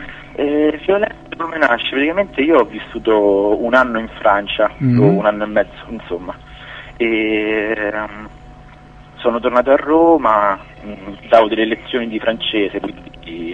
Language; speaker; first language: Italian; native; Italian